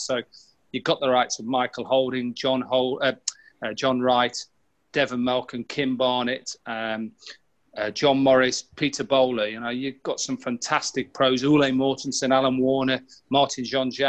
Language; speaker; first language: English; native; English